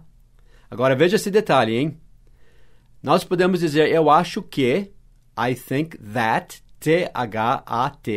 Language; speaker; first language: Portuguese; non-native, fluent; English